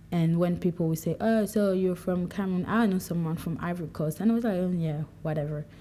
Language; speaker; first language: English; non-native, local second language; French